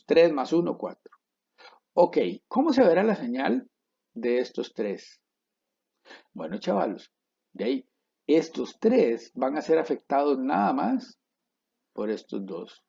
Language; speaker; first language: Spanish; native; Spanish